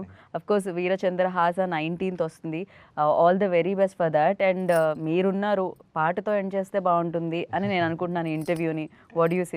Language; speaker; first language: Telugu; native; Telugu